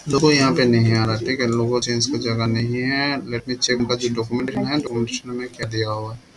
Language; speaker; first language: Hindi; non-native, local second language; Bangla